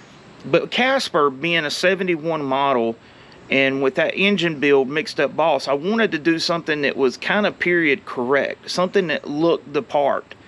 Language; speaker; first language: English; native; English